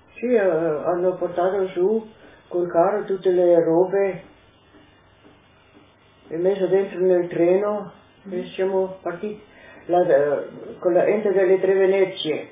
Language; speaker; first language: Italian; non-native, local second language; Slovenian